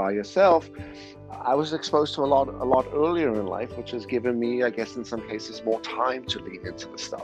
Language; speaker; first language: English; native; English